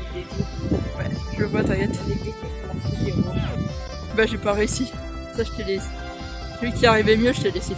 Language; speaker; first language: French; native; French